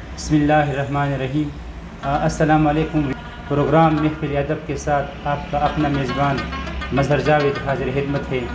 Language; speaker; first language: Urdu; non-native, local second language; Pashto